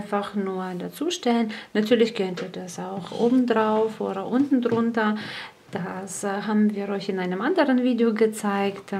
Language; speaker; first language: German; native; German